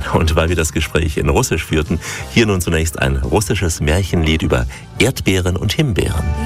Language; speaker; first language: German; native; German